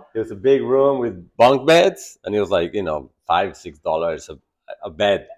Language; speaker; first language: English; non-native, fluent; Spanish